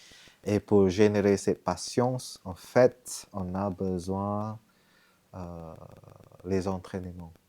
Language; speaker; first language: French; non-native, fluent; Vietnamese